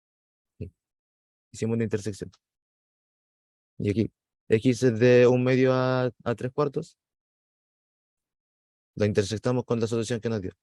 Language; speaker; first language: Spanish; native; Spanish